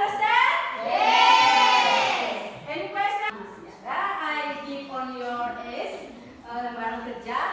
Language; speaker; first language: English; non-native, learner; Indonesian